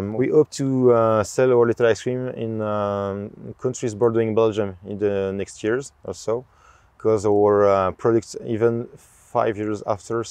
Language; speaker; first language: English; non-native, fluent; French